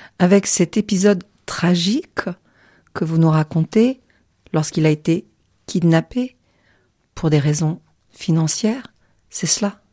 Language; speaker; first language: French; native; French